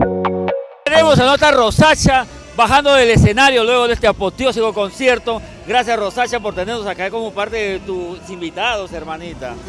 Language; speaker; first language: Spanish; native; Spanish